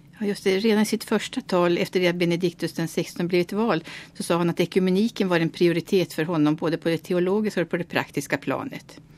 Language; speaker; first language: Swedish; native; Swedish